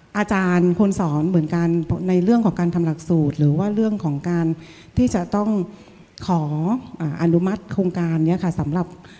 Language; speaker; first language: Thai; non-native, fluent; Vietnamese